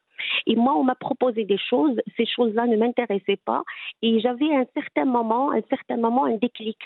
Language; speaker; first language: French; non-native, local second language; Arabic